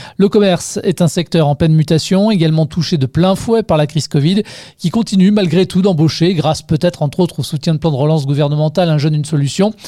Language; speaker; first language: French; native; French